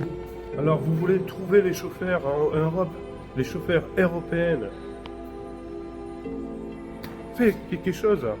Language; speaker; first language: French; non-native, fluent; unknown